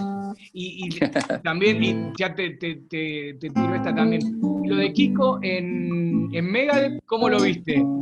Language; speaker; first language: Spanish; native; Spanish